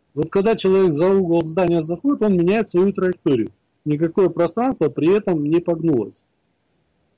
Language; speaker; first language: Russian; native; Russian